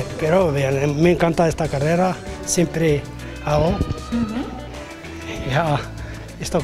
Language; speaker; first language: Spanish; non-native, learner; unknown